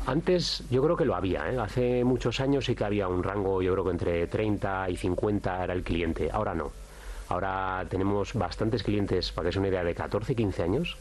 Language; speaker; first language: Spanish; native; Spanish